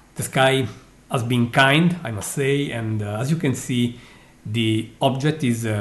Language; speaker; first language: English; non-native, fluent; Italian